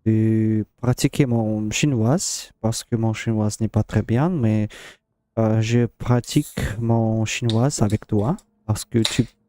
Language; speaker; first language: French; non-native, learner; Russian